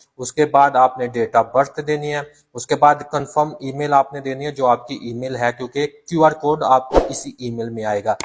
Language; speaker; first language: Urdu; non-native, local second language; Punjabi